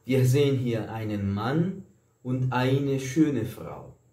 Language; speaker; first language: German; non-native, fluent; Portuguese